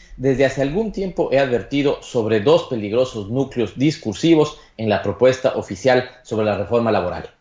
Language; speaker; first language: Spanish; native; Spanish